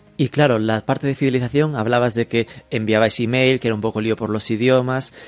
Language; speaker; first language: Spanish; native; Spanish